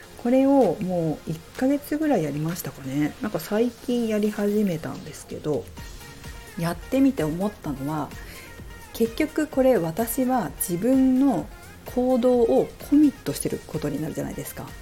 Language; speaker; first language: Japanese; native; Japanese